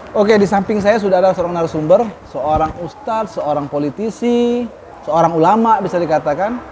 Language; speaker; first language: Indonesian; native; Indonesian